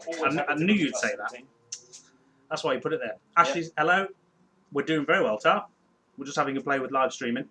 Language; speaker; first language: English; native; English